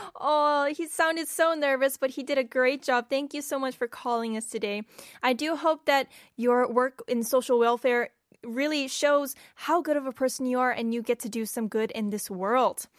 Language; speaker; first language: English; non-native, fluent; Korean